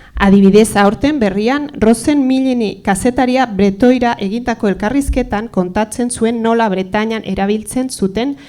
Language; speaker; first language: Basque; early bilingual, other home language; Spanish